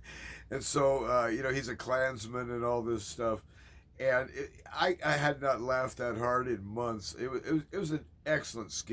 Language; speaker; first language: English; native; English